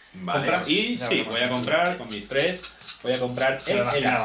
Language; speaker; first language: Spanish; native; Spanish